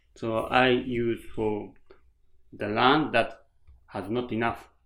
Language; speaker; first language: English; non-native, learner; Japanese